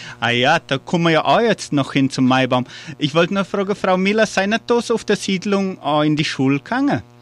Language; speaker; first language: German; early bilingual, heritage; German